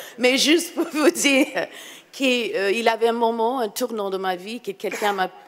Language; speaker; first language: French; non-native, fluent; English